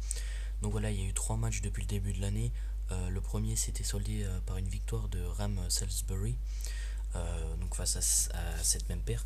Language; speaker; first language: French; native; French